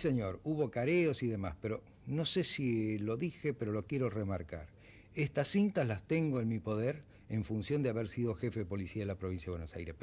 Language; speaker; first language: Spanish; native; Spanish